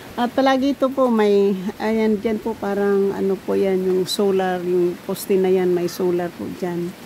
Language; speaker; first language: Filipino; non-native, local second language; Cebuano